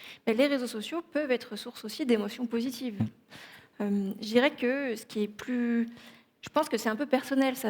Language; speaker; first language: French; native; French